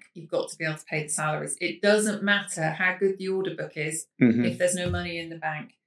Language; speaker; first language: English; native; English